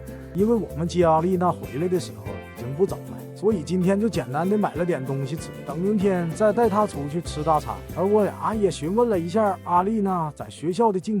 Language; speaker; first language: Chinese; native; Chinese